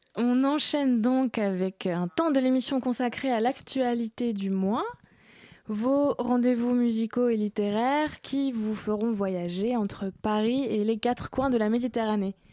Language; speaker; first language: French; native; French